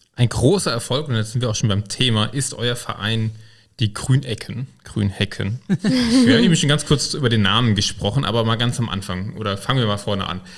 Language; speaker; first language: German; native; German